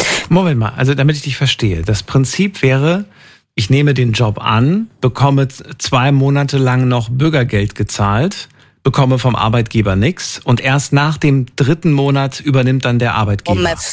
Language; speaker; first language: German; native; German